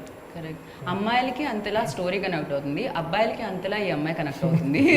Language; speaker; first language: Telugu; native; Telugu